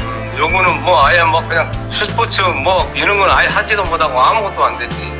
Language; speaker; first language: Korean; native; Korean